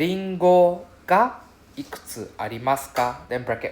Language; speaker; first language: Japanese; non-native, fluent; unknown